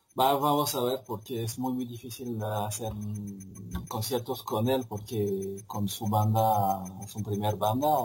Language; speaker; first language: Spanish; non-native, fluent; French